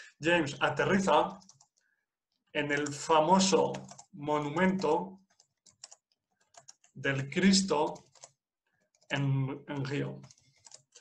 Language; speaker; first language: Spanish; non-native, fluent; English